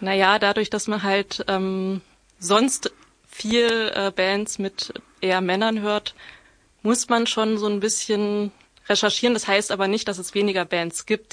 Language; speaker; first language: German; native; German